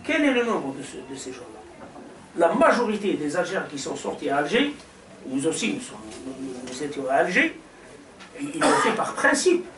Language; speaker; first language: French; non-native, local second language; Arabic